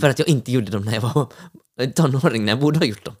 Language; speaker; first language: Swedish; early bilingual, other home language; Finnish